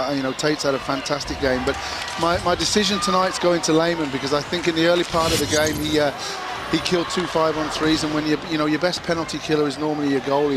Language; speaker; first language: English; native; English